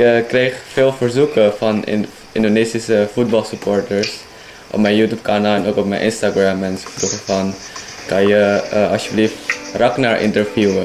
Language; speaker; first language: Dutch; non-native, fluent; Indonesian